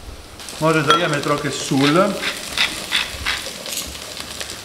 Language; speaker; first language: Polish; non-native, learner; Italian